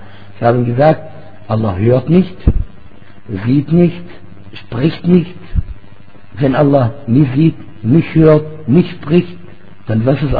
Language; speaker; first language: German; non-native, fluent; Arabic